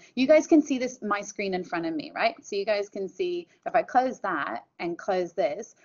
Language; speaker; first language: English; native; English